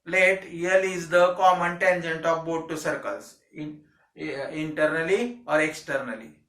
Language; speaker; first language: English; non-native, local second language; Marathi